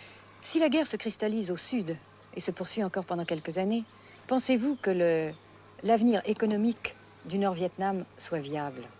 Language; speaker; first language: French; native; French